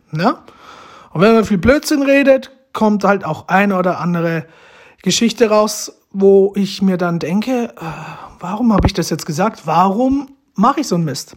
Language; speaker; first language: German; early bilingual, other home language; Romanian